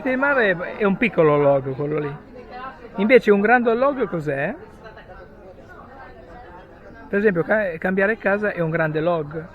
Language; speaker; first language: Italian; native; Italian